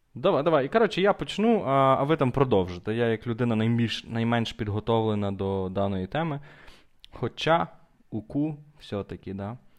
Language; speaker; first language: Ukrainian; native; Ukrainian